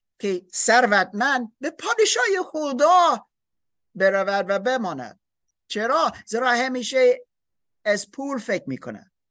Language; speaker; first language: Persian; non-native, learner; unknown